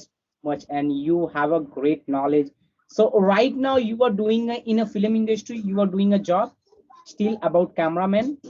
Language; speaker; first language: English; non-native, fluent; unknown